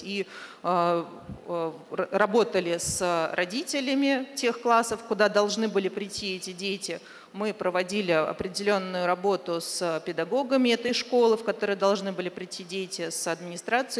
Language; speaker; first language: Russian; native; Russian